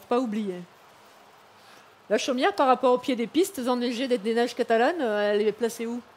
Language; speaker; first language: French; native; French